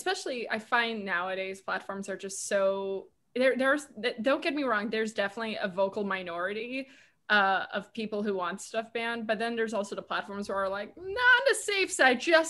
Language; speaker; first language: English; native; English